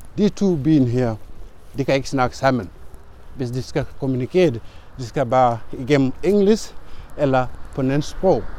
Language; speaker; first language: Danish; non-native, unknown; Mandingo